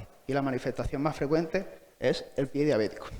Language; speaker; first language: Spanish; native; Spanish